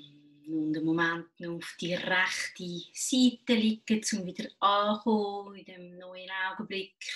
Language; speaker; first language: German; native; German